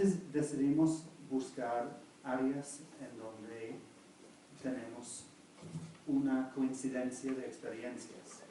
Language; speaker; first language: Spanish; non-native, fluent; English